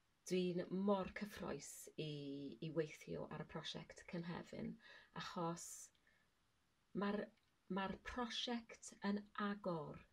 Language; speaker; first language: Welsh; non-native, learner; English